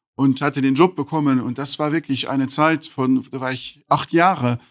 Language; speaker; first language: German; non-native, local second language; Luxembourgish